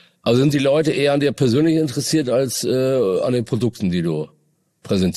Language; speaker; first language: German; native; German